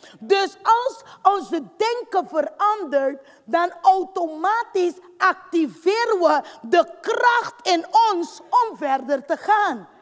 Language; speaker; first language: Dutch; non-native, fluent; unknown